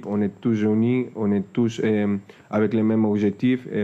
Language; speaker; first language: French; non-native, fluent; Spanish